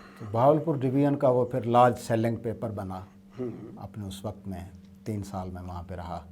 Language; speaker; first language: Urdu; non-native, local second language; Saraiki